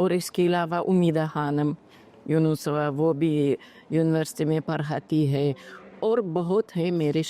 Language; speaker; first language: Hindi; non-native, fluent; Uzbek